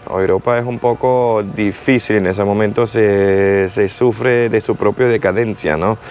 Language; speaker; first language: Spanish; non-native, fluent; German